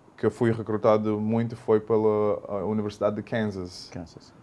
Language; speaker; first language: Portuguese; non-native, fluent; English